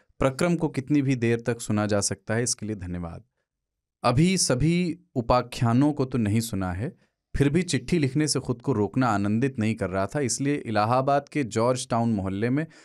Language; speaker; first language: Hindi; native; Hindi